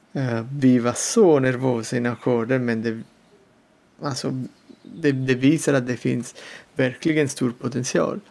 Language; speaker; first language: Swedish; non-native, fluent; Italian